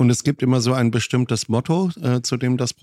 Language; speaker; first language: German; native; German